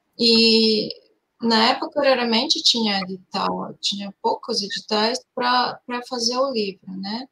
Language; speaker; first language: Portuguese; non-native, fluent; Serbian